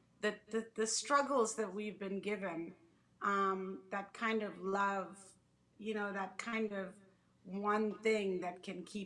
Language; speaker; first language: English; early bilingual, other home language; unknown